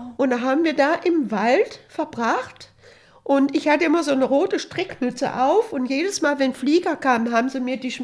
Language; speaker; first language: German; native; German